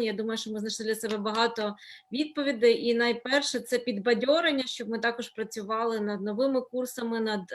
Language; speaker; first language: Ukrainian; native; Ukrainian